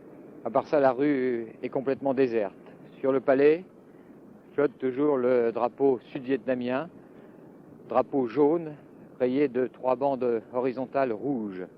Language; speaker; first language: French; native; French